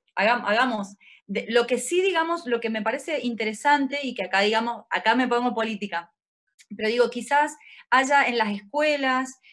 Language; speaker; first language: Spanish; native; Spanish